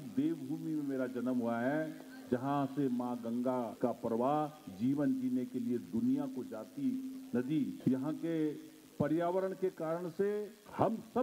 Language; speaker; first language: Hindi; native; Hindi